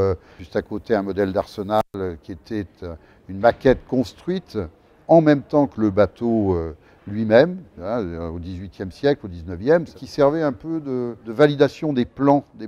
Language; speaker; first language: French; native; French